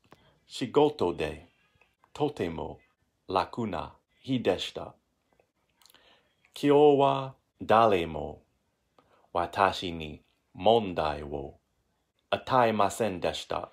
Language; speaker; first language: Japanese; non-native, learner; English